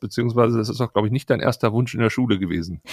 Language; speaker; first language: German; native; German